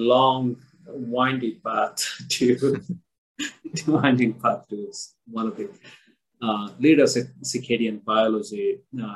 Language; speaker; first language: English; non-native, local second language; Odia